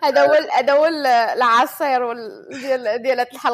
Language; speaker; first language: Arabic; native; Arabic